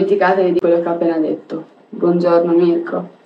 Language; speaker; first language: Italian; early bilingual, other home language; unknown